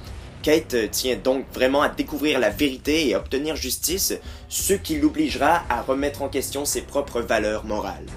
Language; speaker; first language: French; native; French